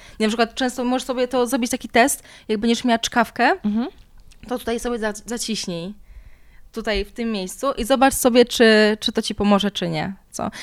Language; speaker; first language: Polish; native; Polish